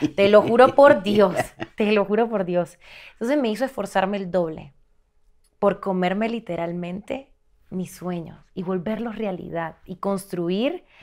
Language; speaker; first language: Spanish; native; Spanish